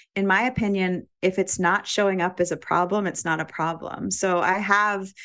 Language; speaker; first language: English; native; English